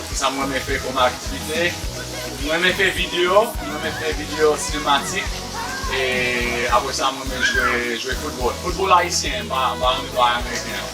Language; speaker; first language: Haitian Creole; non-native, learner; English